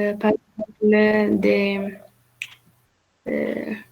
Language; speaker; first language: French; non-native, learner; Arabic